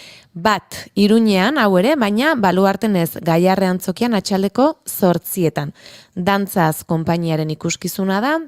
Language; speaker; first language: Basque; native; Basque